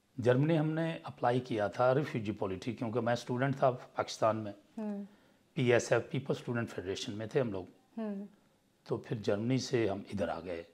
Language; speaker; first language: Urdu; non-native, local second language; Punjabi